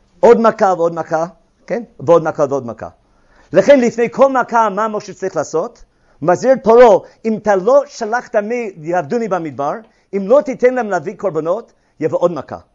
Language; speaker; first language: Hebrew; non-native, fluent; English